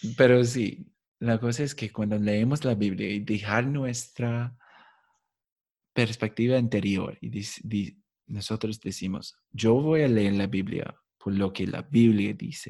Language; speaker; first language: Spanish; non-native, fluent; English